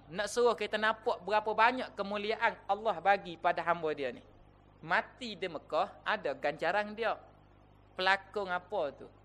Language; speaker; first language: Malay; native; Malay